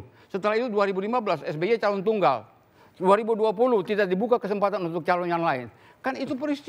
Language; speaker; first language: Indonesian; native; Indonesian